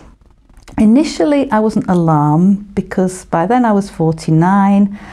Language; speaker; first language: English; native; English